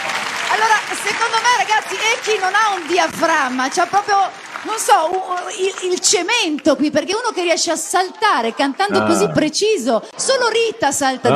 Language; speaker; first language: Italian; native; Italian